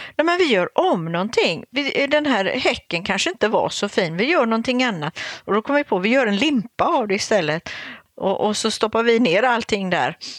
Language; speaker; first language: Swedish; native; Swedish